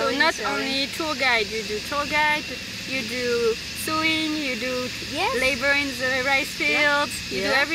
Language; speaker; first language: English; non-native, fluent; French